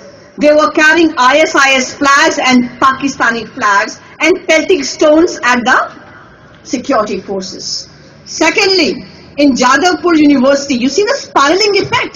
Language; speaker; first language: English; non-native, local second language; Hindi